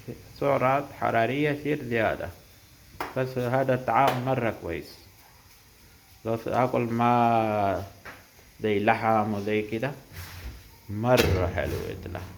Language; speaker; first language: Arabic; non-native, learner; Urdu